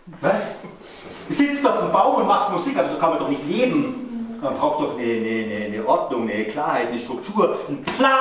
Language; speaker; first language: German; native; German